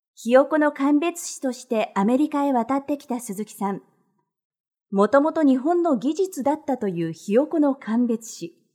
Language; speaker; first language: Japanese; native; Japanese